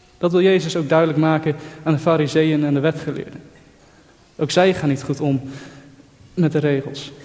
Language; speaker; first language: Dutch; native; Dutch